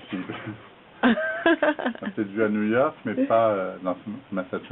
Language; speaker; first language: French; native; French